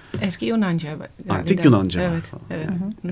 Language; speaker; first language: Turkish; non-native, fluent; Dutch